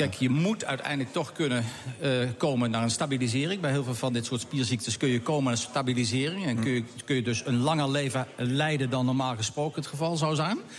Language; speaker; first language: Dutch; native; Dutch